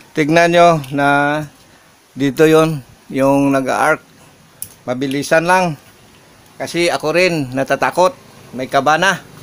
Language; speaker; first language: Filipino; non-native, local second language; Hiligaynon